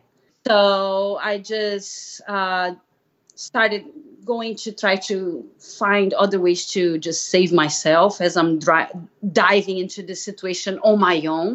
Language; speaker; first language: English; non-native, fluent; Portuguese